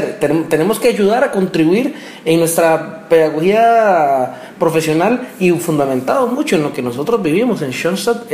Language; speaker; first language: Spanish; native; Spanish